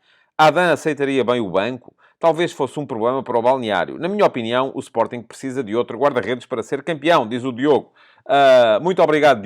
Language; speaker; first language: Portuguese; native; Portuguese